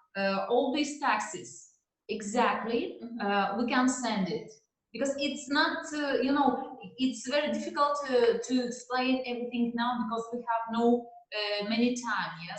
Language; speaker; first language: English; non-native, learner; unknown